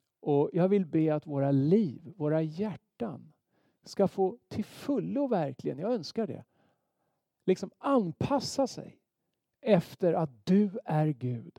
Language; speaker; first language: Swedish; native; Swedish